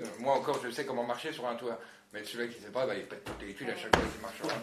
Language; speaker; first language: French; native; French